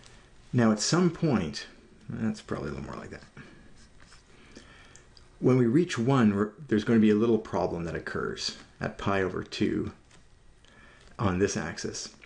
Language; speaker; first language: English; native; English